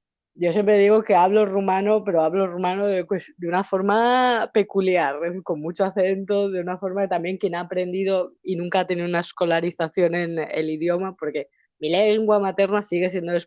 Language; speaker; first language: Spanish; native; Spanish